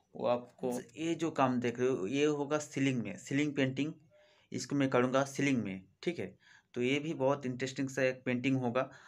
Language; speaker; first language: Hindi; non-native, local second language; Bangla